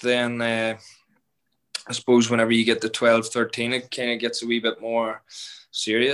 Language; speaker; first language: English; native; English